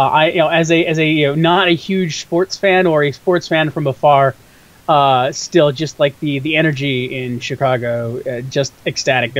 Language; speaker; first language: English; native; English